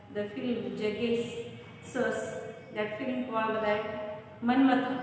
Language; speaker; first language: English; non-native, local second language; Kannada